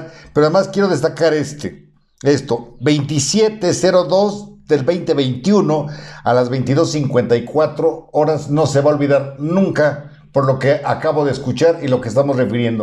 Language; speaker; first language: Spanish; native; Spanish